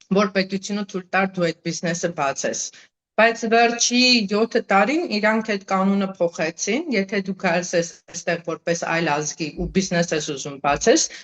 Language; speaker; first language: Armenian; native; Armenian